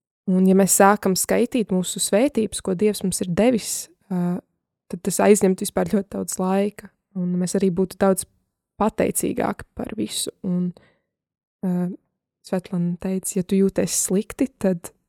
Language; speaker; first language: Latvian; native; Latvian